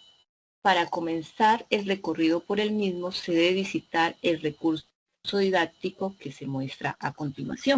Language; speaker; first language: Spanish; native; Spanish